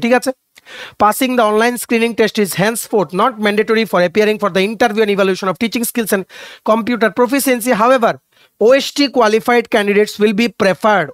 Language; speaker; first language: English; non-native, local second language; Bangla